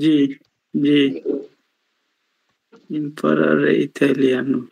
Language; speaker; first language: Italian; non-native, learner; Bangla